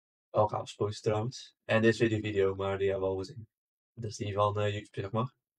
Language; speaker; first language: Dutch; native; Dutch